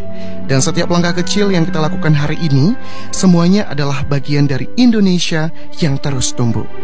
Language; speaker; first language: Indonesian; native; Indonesian